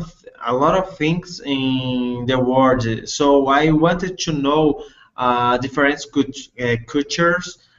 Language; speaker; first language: English; non-native, learner; Portuguese